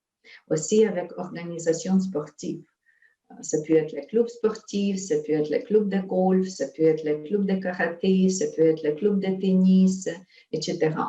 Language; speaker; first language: French; non-native, fluent; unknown